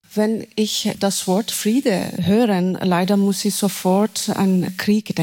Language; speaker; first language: German; non-native, fluent; Persian